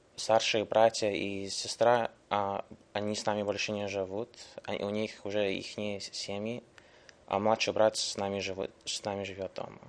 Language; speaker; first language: Russian; early bilingual, heritage; English